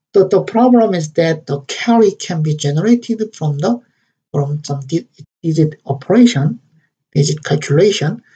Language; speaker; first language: English; non-native, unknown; Korean